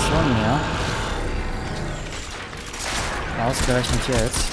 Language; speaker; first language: German; native; German